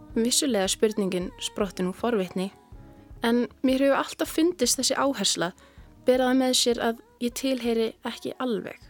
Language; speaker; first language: Icelandic; early bilingual, other home language; English